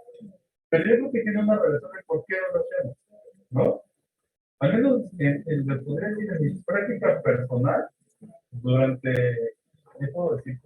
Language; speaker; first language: Spanish; native; Spanish